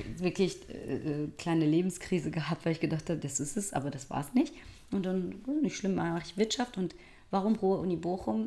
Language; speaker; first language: German; early bilingual, other home language; Persian